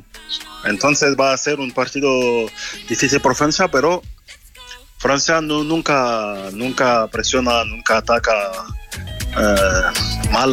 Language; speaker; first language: Spanish; non-native, fluent; French